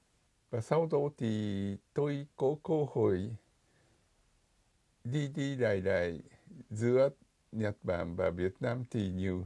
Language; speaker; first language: Vietnamese; non-native, fluent; Japanese